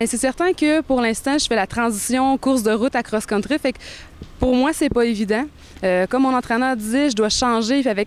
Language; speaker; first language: French; native; French